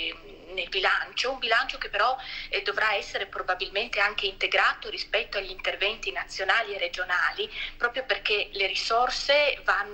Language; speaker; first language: Italian; native; Italian